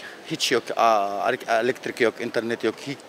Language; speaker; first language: Turkish; non-native, learner; Arabic